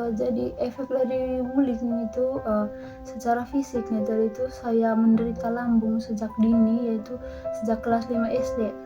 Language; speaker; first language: Indonesian; non-native, local second language; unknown